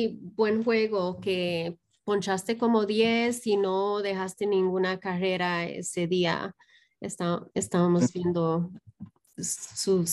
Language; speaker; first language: Spanish; early bilingual, heritage; Spanish